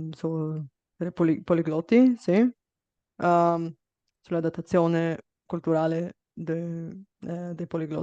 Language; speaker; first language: Italian; non-native, fluent; Bulgarian